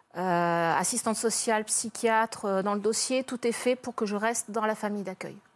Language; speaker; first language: French; native; French